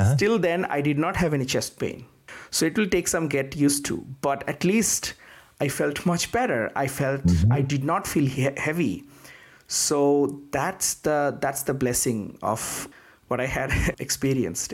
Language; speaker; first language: English; non-native, local second language; Bangla